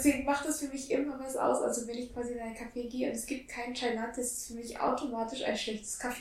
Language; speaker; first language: German; native; German